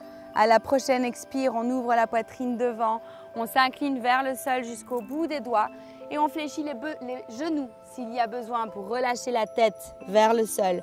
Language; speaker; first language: French; native; French